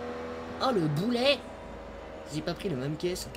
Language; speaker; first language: French; native; French